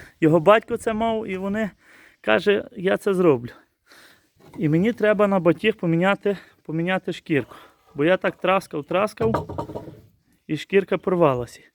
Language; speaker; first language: Ukrainian; native; Ukrainian